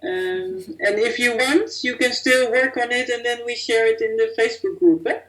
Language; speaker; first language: English; non-native, fluent; Dutch